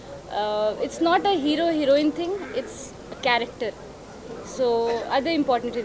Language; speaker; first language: Kannada; non-native, learner; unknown